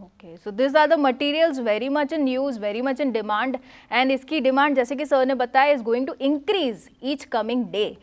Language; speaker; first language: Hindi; non-native, local second language; Gujarati